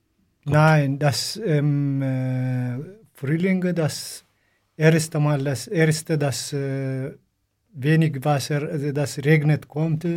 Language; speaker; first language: German; non-native, learner; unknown